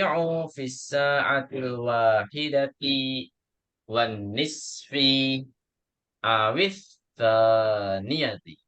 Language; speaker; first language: Arabic; non-native, learner; Indonesian